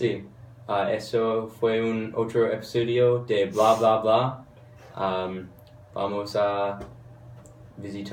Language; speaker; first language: Spanish; non-native, learner; English